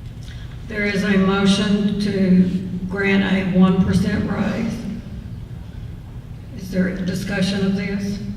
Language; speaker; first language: English; native; English